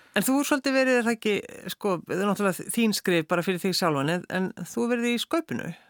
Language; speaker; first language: Icelandic; native; Icelandic